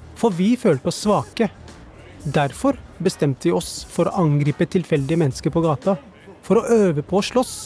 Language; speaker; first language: Norwegian; early bilingual, other home language; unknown